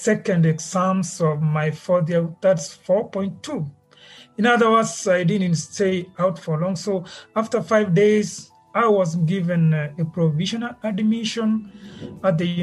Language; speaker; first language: English; non-native, local second language; Gusii